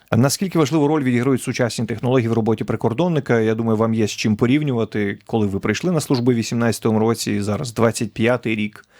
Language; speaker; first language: Ukrainian; native; Ukrainian